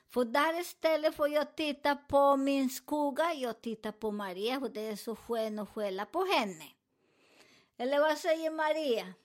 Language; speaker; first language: Swedish; non-native, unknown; Spanish